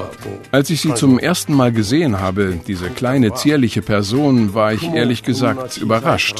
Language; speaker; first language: German; non-native, fluent; Japanese